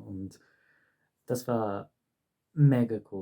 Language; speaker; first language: German; non-native, fluent; English